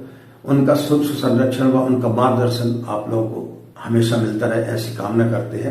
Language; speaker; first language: Hindi; native; Hindi